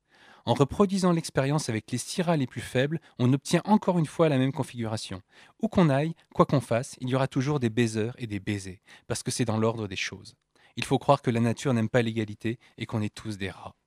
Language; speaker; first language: French; native; French